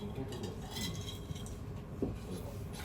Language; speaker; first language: Japanese; native; Japanese